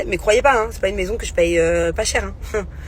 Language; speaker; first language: French; native; French